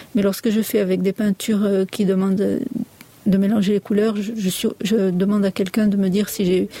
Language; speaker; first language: French; native; French